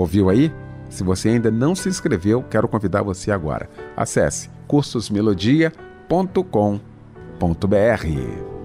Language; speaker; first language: Portuguese; native; Portuguese